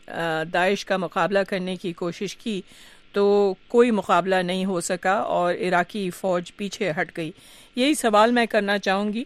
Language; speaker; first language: Urdu; native; Urdu